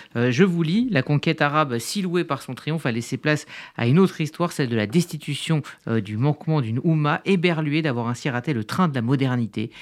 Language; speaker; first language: French; native; French